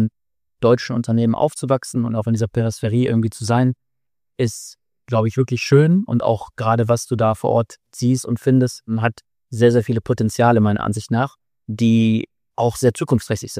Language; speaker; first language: German; native; German